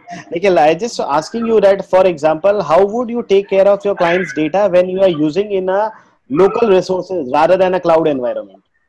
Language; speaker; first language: English; non-native, local second language; Hindi